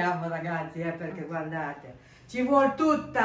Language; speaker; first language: Italian; native; Italian